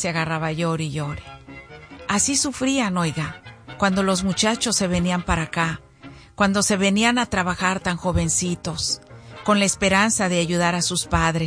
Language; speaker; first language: Spanish; native; Spanish